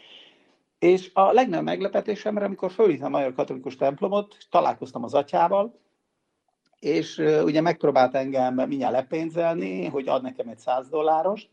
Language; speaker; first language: Hungarian; non-native, local second language; Serbian